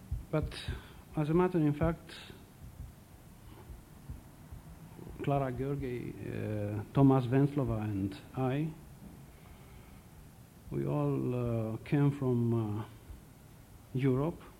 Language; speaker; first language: English; non-native, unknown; Romanian